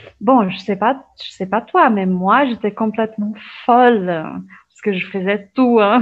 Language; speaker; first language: French; non-native, fluent; Portuguese